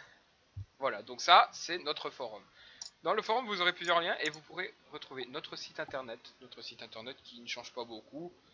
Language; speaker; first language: French; native; French